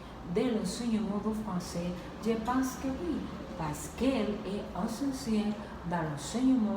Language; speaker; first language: French; non-native, learner; Spanish